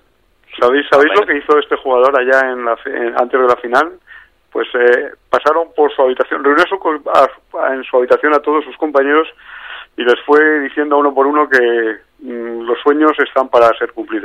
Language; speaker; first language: Spanish; native; Spanish